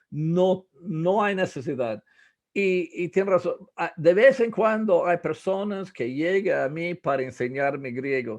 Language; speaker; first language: Spanish; non-native, fluent; English